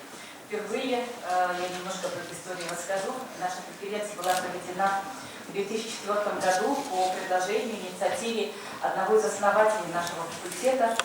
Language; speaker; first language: Russian; native; Russian